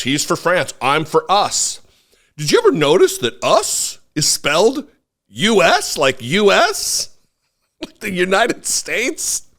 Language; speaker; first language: English; native; English